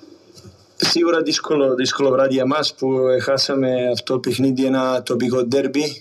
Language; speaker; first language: Greek; non-native, learner; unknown